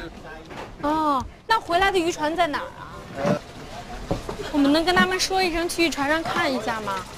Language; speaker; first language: Chinese; native; Chinese